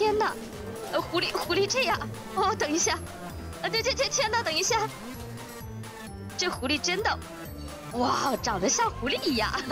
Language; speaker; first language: Chinese; native; Chinese